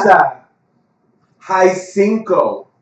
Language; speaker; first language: Spanish; non-native, learner; English